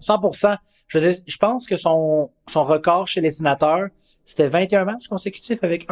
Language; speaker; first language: French; native; French